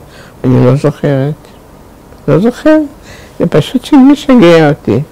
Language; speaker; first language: Hebrew; non-native, fluent; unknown